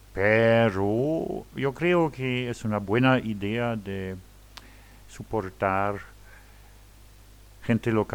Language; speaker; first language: Spanish; non-native, learner; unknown